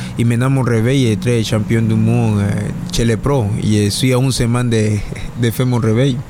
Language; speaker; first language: French; non-native, learner; Spanish